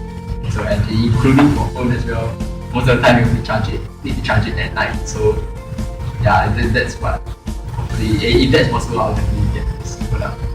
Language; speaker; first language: English; non-native, local second language; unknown